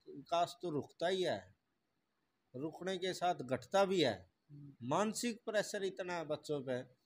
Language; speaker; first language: Hindi; native; Hindi